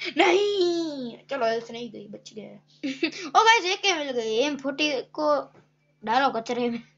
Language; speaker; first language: Hindi; native; Hindi